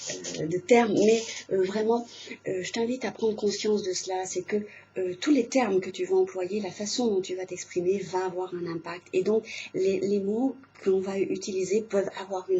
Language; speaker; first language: French; native; French